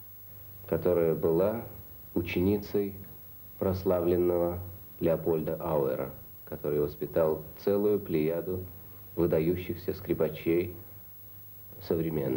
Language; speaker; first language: Russian; native; Russian